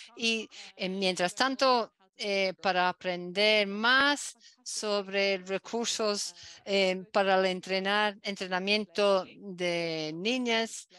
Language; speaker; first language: Spanish; non-native, fluent; Dutch